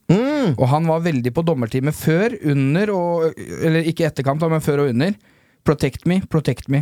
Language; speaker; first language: Norwegian; native; Norwegian